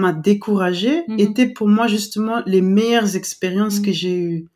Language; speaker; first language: French; non-native, local second language; Lingala